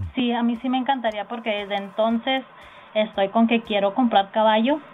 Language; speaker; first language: Spanish; early bilingual, heritage; Spanish